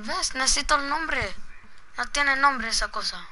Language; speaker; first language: Spanish; early bilingual, heritage; Spanish